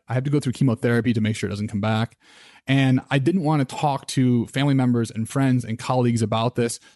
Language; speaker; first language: English; native; English